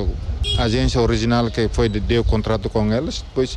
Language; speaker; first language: Portuguese; non-native, local second language; Tetum